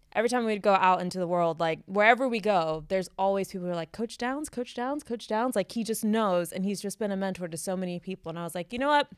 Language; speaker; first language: English; native; English